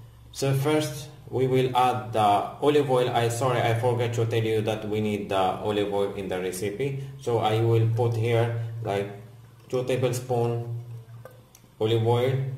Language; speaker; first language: English; non-native, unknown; Arabic